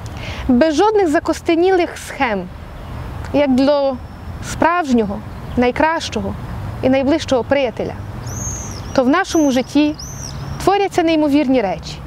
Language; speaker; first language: Ukrainian; native; Ukrainian